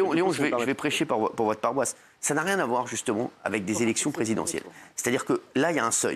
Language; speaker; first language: French; native; French